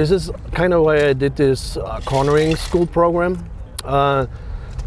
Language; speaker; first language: English; non-native, fluent; German